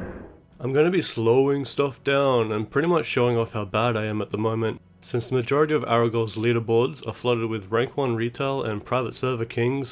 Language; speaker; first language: English; native; English